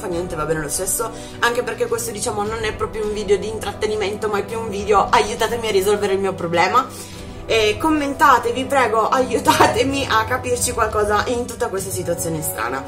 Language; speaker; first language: Italian; native; Italian